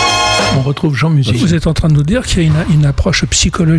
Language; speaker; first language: French; native; French